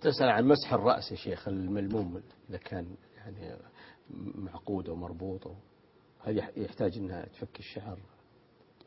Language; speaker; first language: Arabic; native; Arabic